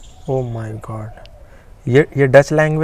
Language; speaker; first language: Hindi; native; Hindi